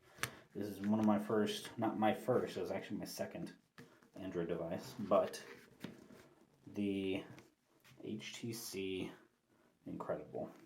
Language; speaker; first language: English; native; English